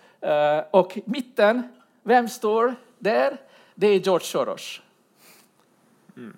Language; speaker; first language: Swedish; non-native, fluent; Hungarian